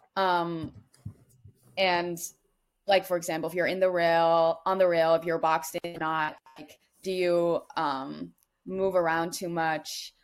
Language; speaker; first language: English; non-native, fluent; Dutch